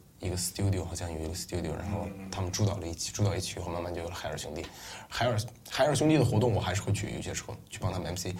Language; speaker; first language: Chinese; non-native, local second language; Uyghur